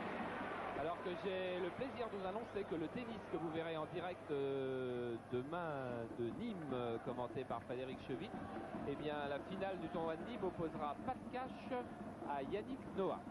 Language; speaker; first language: French; native; French